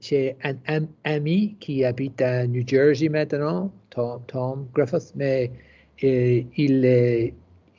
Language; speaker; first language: French; non-native, learner; English